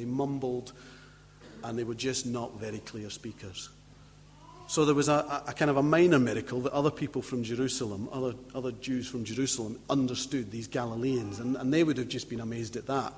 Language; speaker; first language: English; native; English